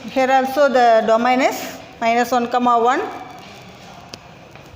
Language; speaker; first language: English; non-native, local second language; Tamil